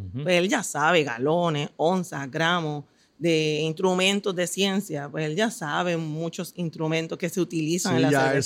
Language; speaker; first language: Spanish; native; Spanish